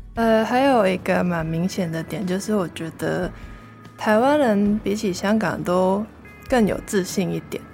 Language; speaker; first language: Chinese; non-native, local second language; Cantonese